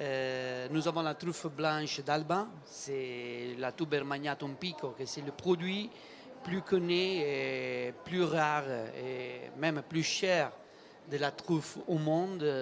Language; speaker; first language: French; non-native, learner; Italian